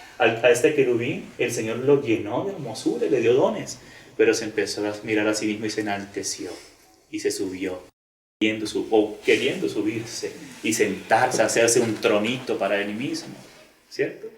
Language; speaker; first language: Spanish; native; Spanish